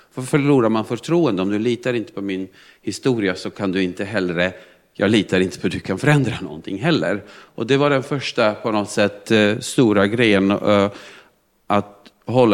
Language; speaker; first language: Swedish; non-native, fluent; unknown